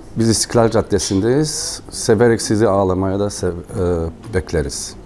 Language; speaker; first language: Turkish; non-native, fluent; German